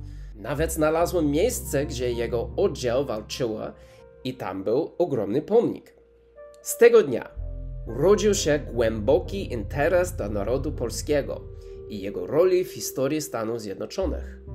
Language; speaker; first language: Polish; non-native, learner; English